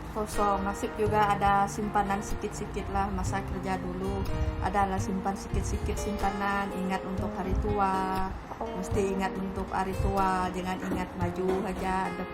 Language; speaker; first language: Malay; native; Malay